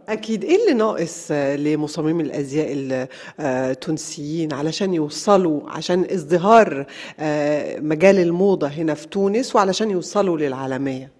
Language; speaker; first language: Arabic; native; Arabic